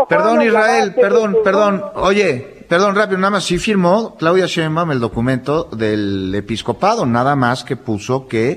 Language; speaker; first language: Spanish; native; Spanish